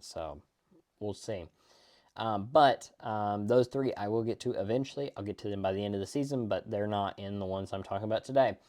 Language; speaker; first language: English; native; English